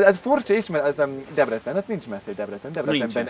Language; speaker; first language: Hungarian; non-native, learner; English